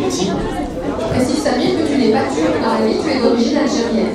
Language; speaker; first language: French; native; French